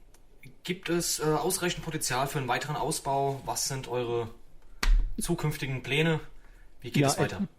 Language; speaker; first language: German; native; German